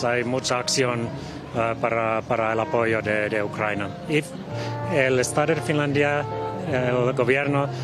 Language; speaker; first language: Spanish; non-native, fluent; Finnish